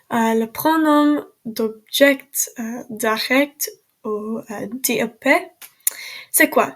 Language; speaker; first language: French; non-native, learner; English